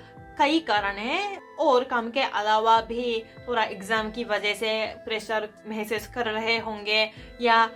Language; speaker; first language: Hindi; non-native, fluent; Japanese